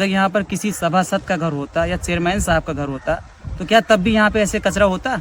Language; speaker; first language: Hindi; native; Hindi